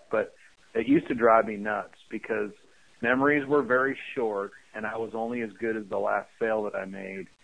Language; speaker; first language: English; native; English